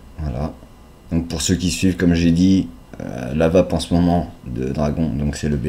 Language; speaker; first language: French; native; French